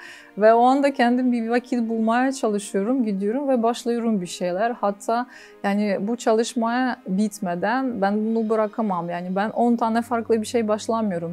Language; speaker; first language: Turkish; non-native, fluent; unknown